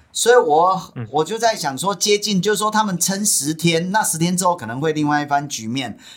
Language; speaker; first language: Chinese; native; Chinese